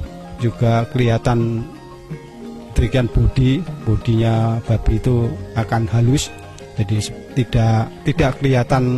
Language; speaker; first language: Indonesian; non-native, local second language; Javanese